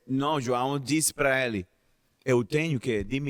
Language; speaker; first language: Portuguese; non-native, learner; Spanish